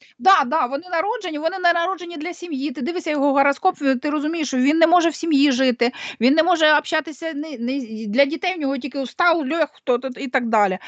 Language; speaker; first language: Ukrainian; non-native, local second language; Russian